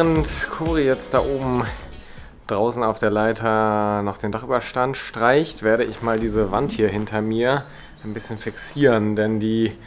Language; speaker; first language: German; native; German